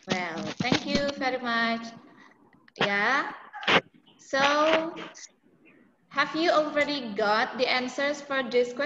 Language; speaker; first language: English; non-native, fluent; Indonesian